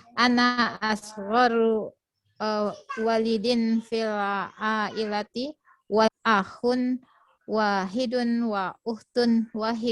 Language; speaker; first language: Arabic; non-native, learner; Indonesian